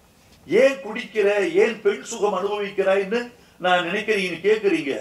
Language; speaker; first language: Tamil; native; Tamil